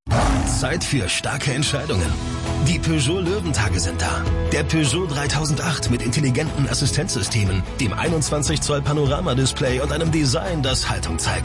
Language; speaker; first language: German; native; German